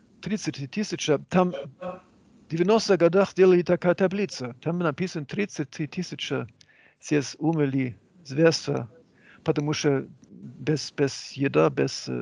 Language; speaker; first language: Russian; non-native, fluent; German